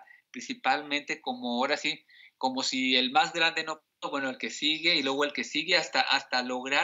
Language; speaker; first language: Spanish; native; Spanish